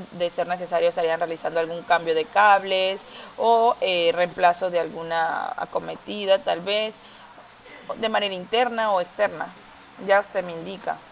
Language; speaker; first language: Spanish; native; Spanish